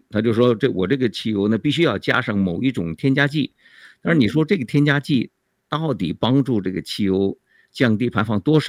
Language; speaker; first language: Chinese; native; Chinese